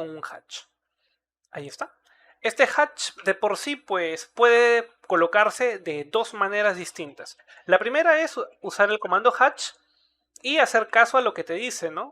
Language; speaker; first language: Spanish; native; Spanish